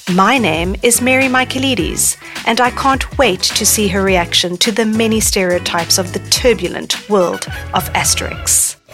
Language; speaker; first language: English; native; English